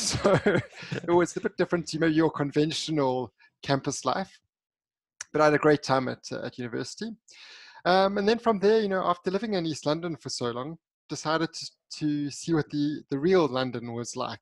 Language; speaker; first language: English; native; English